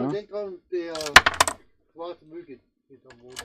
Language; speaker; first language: German; native; German